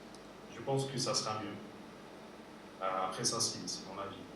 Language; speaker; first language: French; non-native, fluent; Arabic